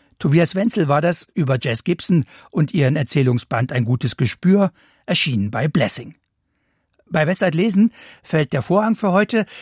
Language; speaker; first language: German; native; German